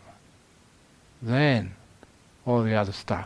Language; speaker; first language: English; native; English